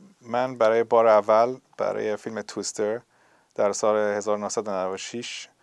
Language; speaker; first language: Persian; early bilingual, heritage; Persian